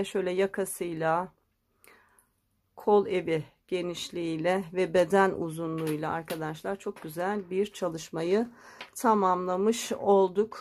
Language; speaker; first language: Turkish; native; Turkish